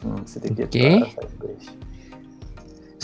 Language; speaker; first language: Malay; non-native, learner; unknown